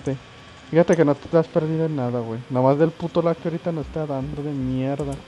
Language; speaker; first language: Spanish; native; Spanish